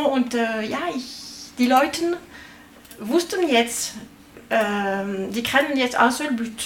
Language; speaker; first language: German; non-native, learner; French